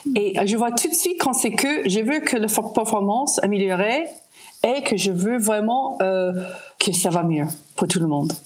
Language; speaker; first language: French; non-native, fluent; English